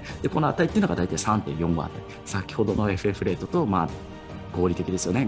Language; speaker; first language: Japanese; native; Japanese